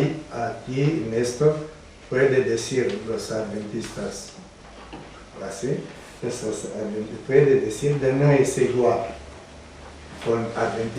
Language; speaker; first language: Spanish; non-native, learner; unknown